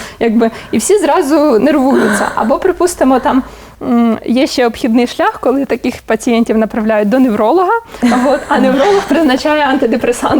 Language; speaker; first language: Ukrainian; native; Ukrainian